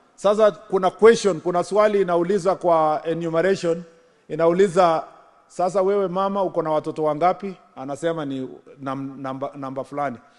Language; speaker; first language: Swahili; non-native, local second language; Kalenjin